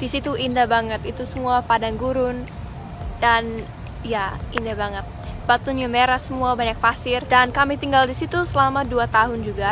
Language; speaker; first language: Indonesian; early bilingual, other home language; English